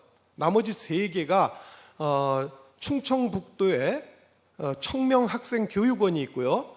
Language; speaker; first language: Korean; native; Korean